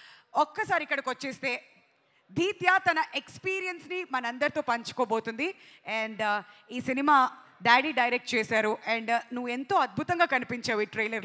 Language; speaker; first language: Telugu; native; Telugu